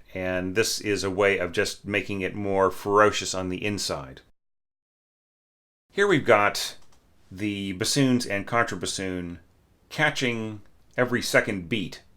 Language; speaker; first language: English; native; English